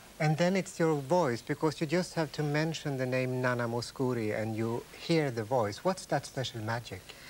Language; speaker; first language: English; non-native, fluent; Swedish